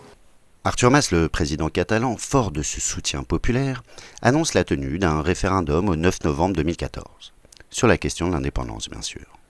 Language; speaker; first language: French; native; French